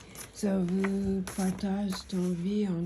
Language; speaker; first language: French; non-native, fluent; English